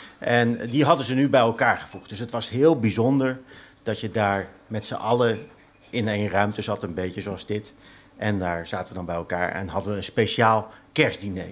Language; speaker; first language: Dutch; native; Dutch